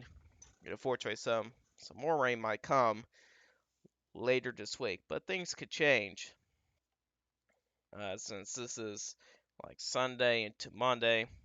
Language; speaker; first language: English; native; English